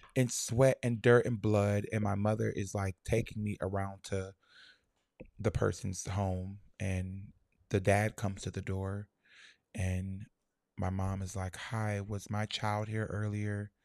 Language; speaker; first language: English; native; English